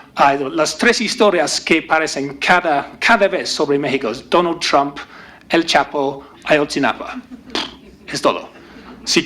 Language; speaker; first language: Spanish; non-native, learner; English